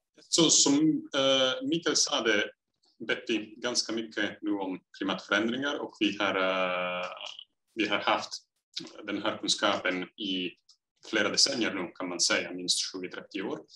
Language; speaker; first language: Swedish; non-native, fluent; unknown